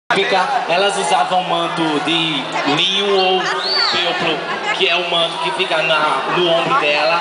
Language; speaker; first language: Portuguese; native; Portuguese